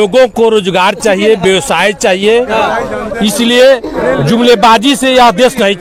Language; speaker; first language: Hindi; native; Hindi